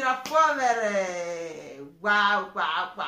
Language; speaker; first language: Italian; non-native, learner; English